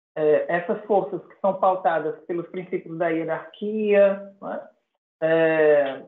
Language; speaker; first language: Portuguese; native; Portuguese